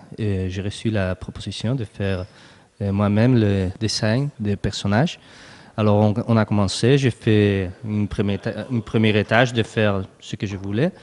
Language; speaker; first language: French; non-native, learner; Spanish